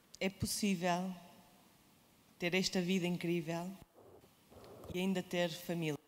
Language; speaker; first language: Spanish; non-native, learner; Portuguese